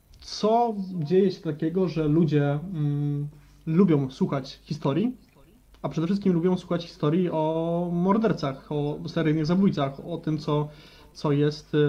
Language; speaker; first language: Polish; native; Polish